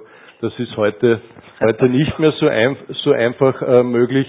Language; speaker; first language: German; native; German